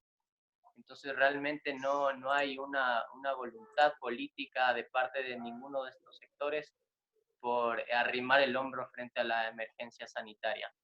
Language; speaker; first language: Spanish; native; Spanish